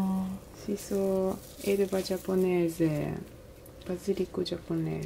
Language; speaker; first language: Japanese; early bilingual, heritage; Japanese